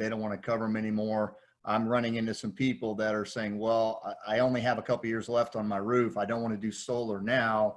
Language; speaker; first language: English; native; English